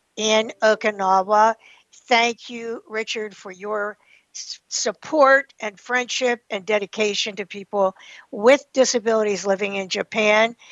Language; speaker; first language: English; native; English